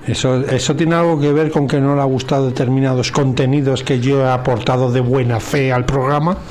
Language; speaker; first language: Spanish; native; Spanish